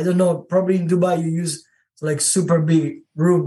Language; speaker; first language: English; non-native, learner; Italian